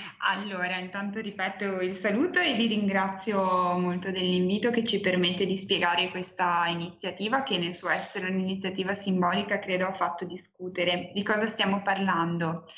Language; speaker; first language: Italian; native; Italian